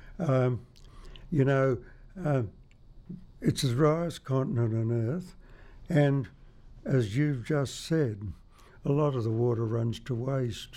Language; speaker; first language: English; native; English